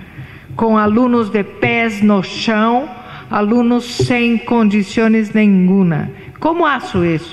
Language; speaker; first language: Spanish; non-native, fluent; Portuguese